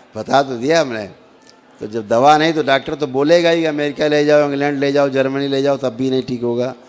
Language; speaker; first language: Hindi; native; Hindi